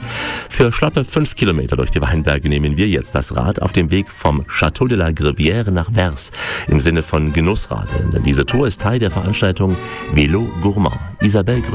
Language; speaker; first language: German; native; German